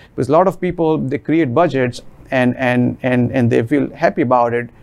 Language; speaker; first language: English; non-native, local second language; Gujarati